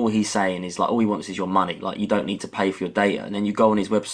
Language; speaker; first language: English; native; English